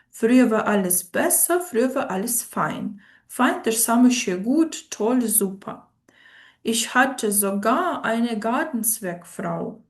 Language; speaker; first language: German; non-native, fluent; Ukrainian